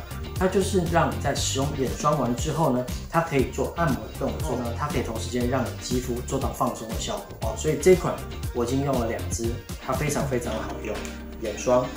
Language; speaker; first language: Chinese; native; Chinese